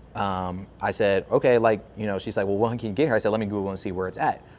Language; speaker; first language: English; native; English